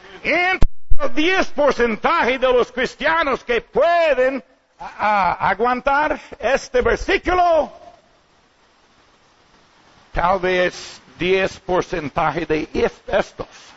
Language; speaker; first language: Spanish; non-native, learner; English